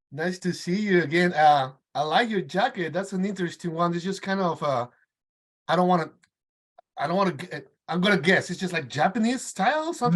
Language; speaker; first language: English; non-native, fluent; Spanish